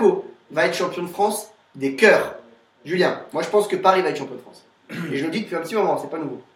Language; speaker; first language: French; native; French